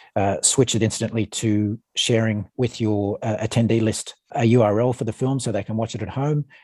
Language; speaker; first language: English; native; English